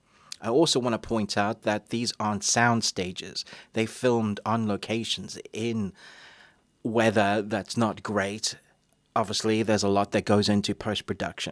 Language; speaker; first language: English; native; English